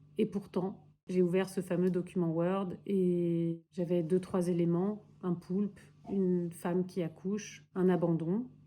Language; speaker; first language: French; early bilingual, other home language; Spanish